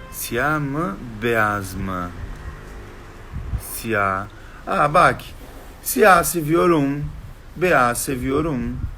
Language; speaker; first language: Turkish; non-native, learner; Portuguese